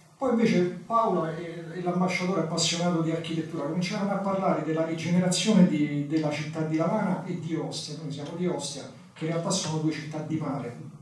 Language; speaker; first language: Italian; native; Italian